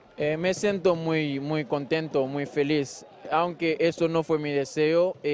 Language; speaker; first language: Spanish; non-native, fluent; Haitian Creole